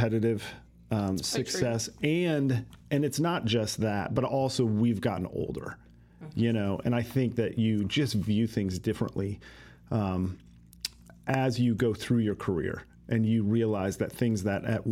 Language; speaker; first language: English; native; English